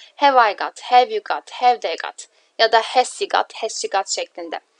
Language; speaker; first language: English; non-native, fluent; Turkish